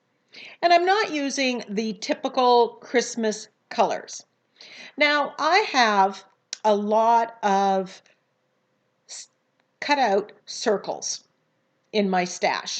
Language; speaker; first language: English; native; English